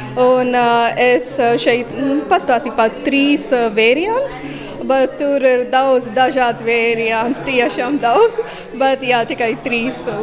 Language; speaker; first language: Latvian; non-native, learner; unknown